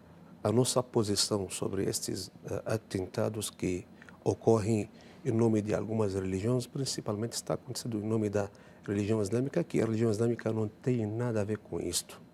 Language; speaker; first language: Portuguese; non-native, fluent; Arabic